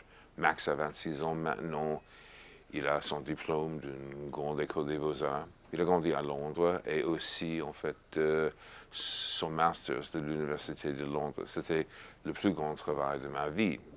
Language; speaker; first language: French; non-native, fluent; English